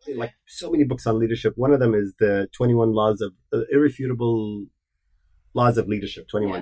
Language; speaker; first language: English; non-native, fluent; Arabic